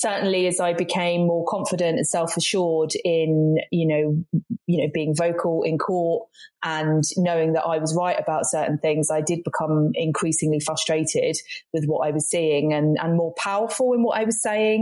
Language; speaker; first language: English; native; English